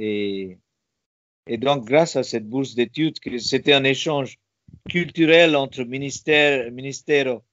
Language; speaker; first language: French; non-native, fluent; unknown